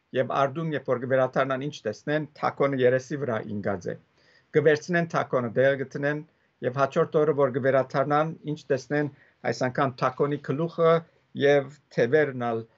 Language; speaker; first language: Armenian; early bilingual, heritage; Armenian